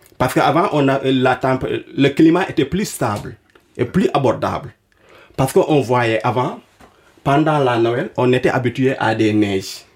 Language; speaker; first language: French; non-native, local second language; Wolof